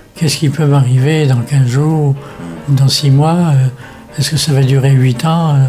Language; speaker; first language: French; native; French